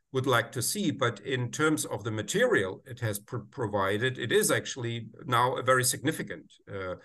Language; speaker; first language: English; non-native, fluent; German